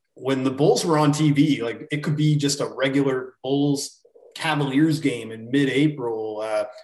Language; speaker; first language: English; native; English